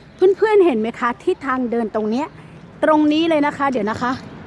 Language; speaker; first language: Thai; native; Thai